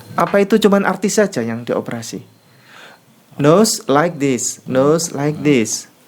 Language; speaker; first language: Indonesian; native; Indonesian